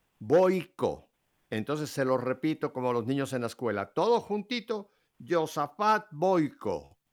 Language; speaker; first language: Spanish; native; Spanish